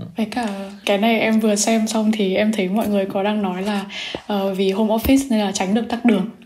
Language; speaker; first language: Vietnamese; native; Vietnamese